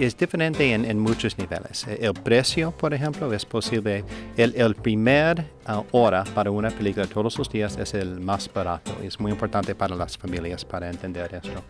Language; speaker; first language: Spanish; non-native, learner; English